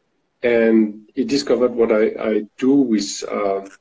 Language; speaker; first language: English; non-native, fluent; French